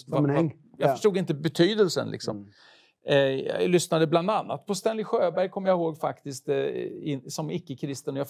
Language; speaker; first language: Swedish; native; Swedish